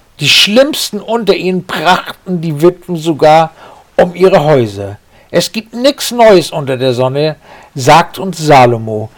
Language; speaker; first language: German; native; German